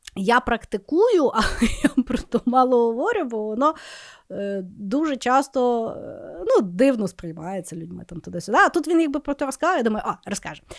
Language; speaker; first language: Ukrainian; native; Ukrainian